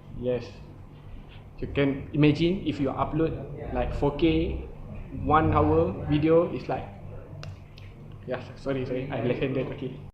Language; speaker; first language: English; non-native, local second language; Malay